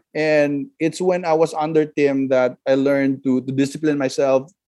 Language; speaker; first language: English; non-native, local second language; Cebuano